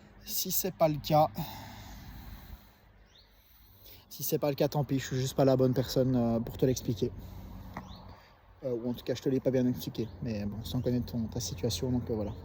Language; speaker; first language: French; native; French